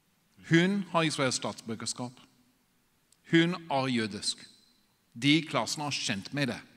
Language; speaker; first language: Norwegian; non-native, fluent; English